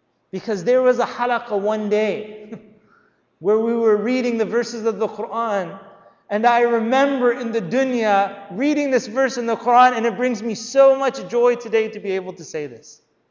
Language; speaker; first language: English; native; English